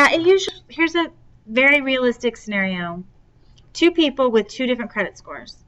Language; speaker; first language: English; native; English